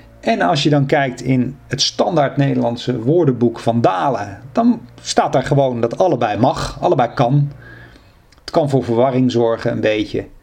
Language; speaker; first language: Dutch; native; Dutch